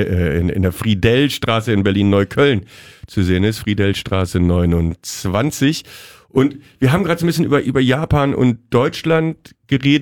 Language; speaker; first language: German; native; German